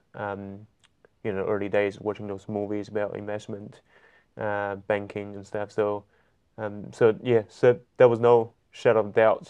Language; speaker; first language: English; non-native, fluent; Chinese